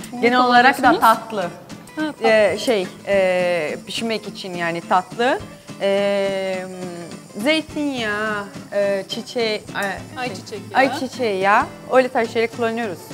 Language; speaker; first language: Turkish; non-native, learner; Portuguese